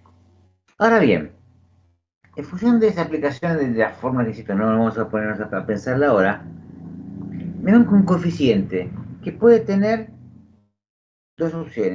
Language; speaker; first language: Spanish; native; Spanish